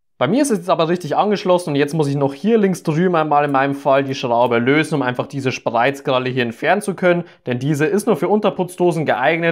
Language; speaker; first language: German; native; German